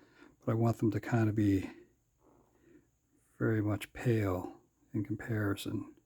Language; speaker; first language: English; native; English